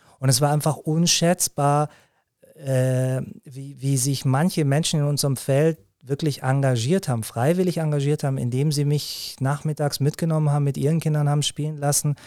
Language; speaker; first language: German; early bilingual, other home language; Arabic